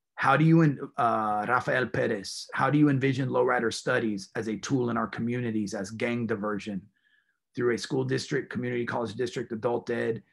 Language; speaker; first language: English; native; English